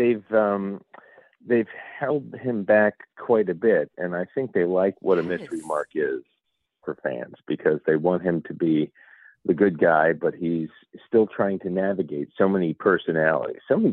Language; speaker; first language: English; native; English